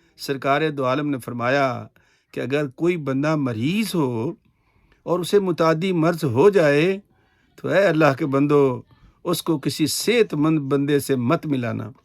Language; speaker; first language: Urdu; non-native, local second language; Punjabi